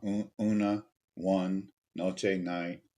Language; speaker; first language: Spanish; non-native, learner; English